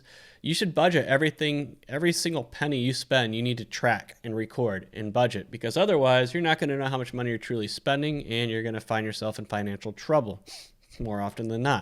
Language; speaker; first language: English; native; English